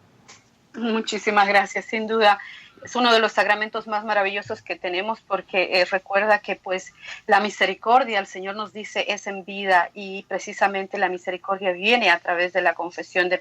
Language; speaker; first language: Spanish; native; Spanish